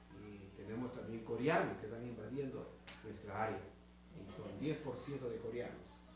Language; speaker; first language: Spanish; native; Spanish